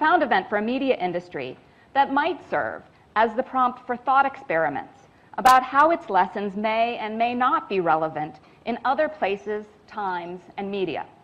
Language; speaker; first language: English; native; English